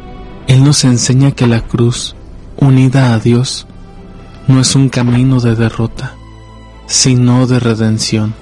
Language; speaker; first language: Spanish; native; Spanish